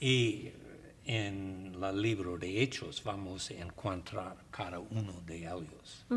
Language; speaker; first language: Spanish; non-native, learner; English